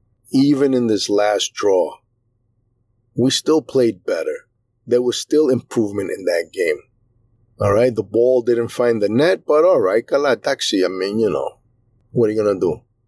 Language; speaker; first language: English; early bilingual, other home language; Greek